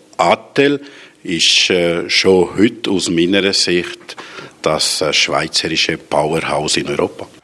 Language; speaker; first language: German; non-native, local second language; Italian